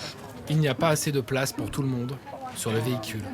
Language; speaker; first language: French; native; French